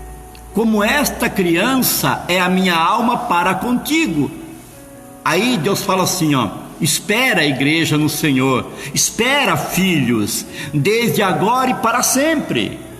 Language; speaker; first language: Portuguese; native; Portuguese